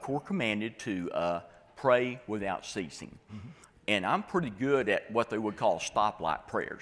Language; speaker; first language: English; native; English